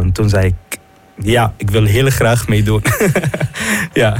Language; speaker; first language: Dutch; non-native, fluent; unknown